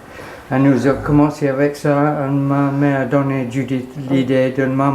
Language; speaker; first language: French; non-native, learner; English